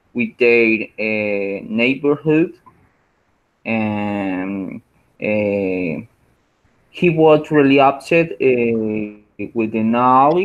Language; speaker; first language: English; non-native, learner; Spanish